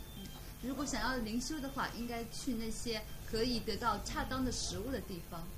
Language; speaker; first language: Chinese; native; Chinese